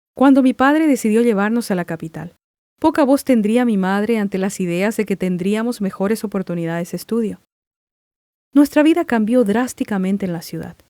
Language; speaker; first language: Spanish; non-native, local second language; Guarani